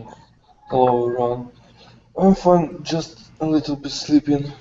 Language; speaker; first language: English; non-native, learner; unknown